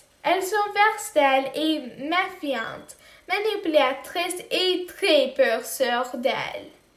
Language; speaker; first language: French; non-native, learner; English